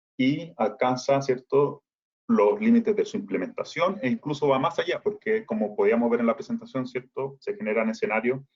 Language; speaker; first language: Spanish; native; Spanish